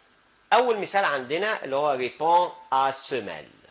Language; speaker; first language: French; non-native, fluent; Arabic